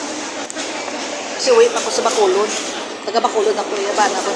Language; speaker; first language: Filipino; non-native, local second language; Hiligaynon